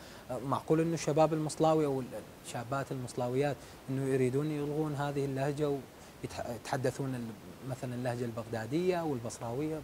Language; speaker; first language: Arabic; native; Arabic